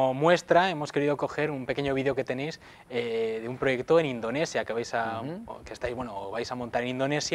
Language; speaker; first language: Spanish; native; Spanish